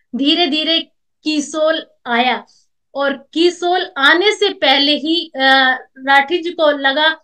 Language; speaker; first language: Hindi; native; Hindi